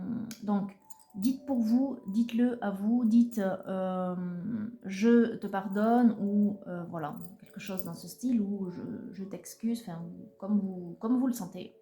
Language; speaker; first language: French; native; French